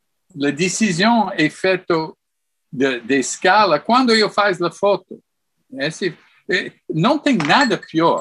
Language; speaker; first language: Portuguese; non-native, fluent; English